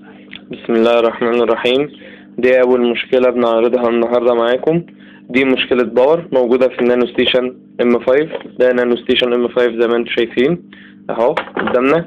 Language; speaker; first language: Arabic; native; Arabic